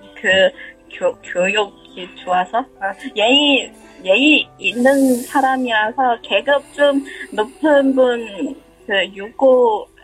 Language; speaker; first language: Korean; non-native, learner; Chinese